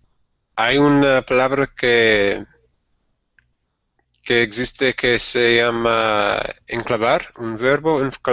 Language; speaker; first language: Spanish; non-native, learner; English